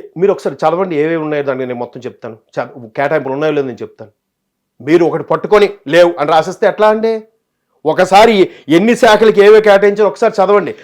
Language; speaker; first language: Telugu; native; Telugu